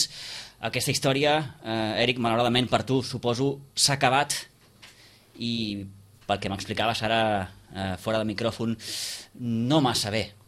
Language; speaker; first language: Catalan; native; Catalan